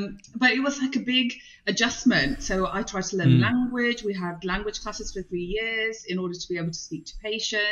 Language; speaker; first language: English; non-native, local second language; Punjabi